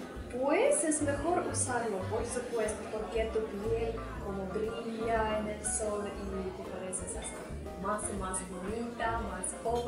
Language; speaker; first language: Spanish; non-native, fluent; Russian